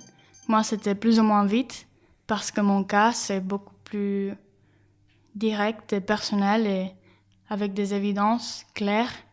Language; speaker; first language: French; non-native, learner; Spanish